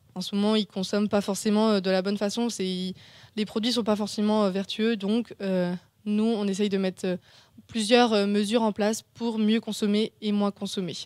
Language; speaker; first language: French; native; French